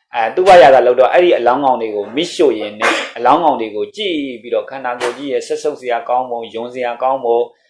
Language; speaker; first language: Burmese; native; Burmese